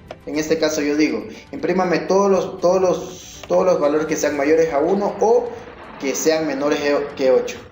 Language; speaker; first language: Spanish; native; Spanish